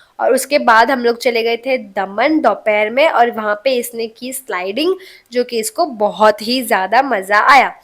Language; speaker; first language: Hindi; non-native, local second language; Marathi